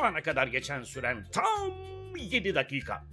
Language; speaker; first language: Turkish; native; Turkish